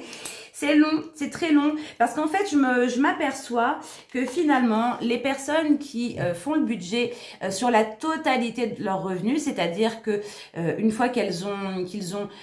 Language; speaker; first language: French; native; French